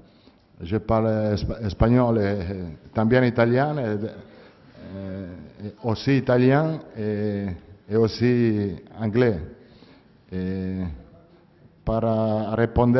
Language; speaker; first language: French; non-native, learner; Italian